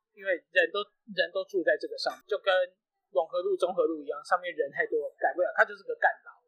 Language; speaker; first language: Chinese; native; Chinese